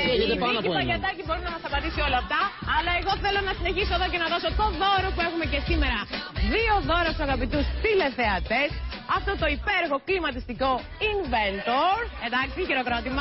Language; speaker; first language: Greek; native; Greek